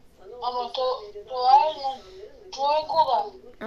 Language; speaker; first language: Bulgarian; early bilingual, heritage; Bulgarian